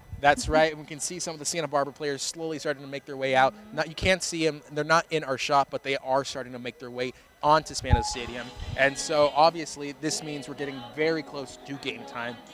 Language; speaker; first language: English; early bilingual, other home language; Spanish